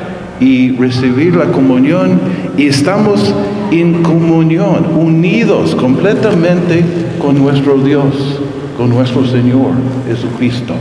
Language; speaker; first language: Spanish; non-native, fluent; English